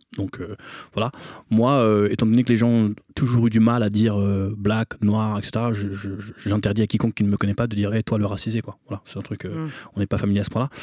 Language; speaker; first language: French; native; French